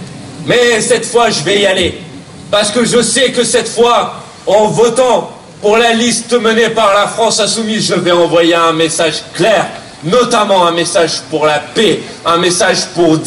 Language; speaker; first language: French; native; French